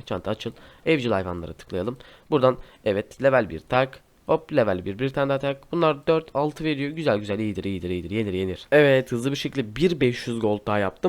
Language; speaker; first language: Turkish; native; Turkish